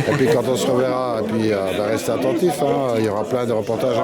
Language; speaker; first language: French; native; French